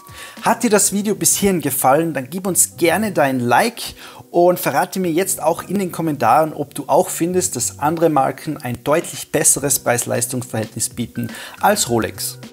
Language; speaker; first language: German; native; German